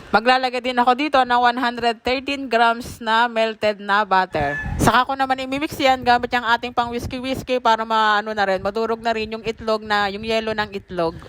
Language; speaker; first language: Filipino; native; Filipino